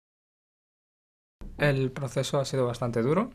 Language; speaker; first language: Spanish; non-native, local second language; Arabic